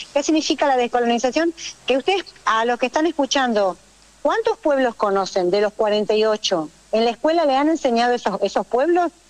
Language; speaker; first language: Spanish; native; Spanish